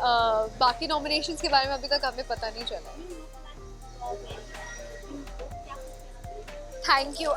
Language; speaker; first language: Hindi; native; Hindi